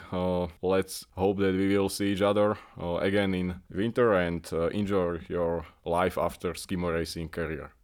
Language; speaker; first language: English; non-native, fluent; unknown